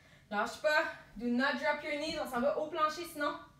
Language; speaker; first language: French; native; French